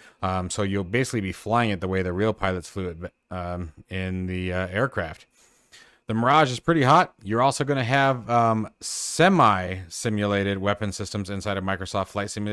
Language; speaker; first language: English; native; English